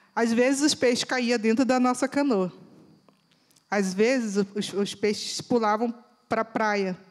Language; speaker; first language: Portuguese; native; Portuguese